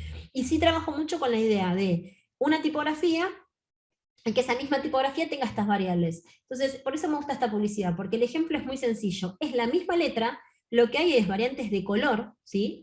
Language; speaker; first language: Spanish; native; Spanish